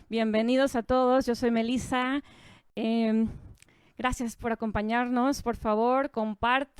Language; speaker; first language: Spanish; native; Spanish